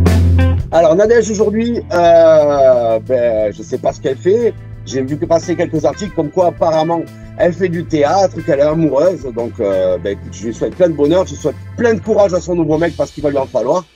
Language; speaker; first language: French; native; French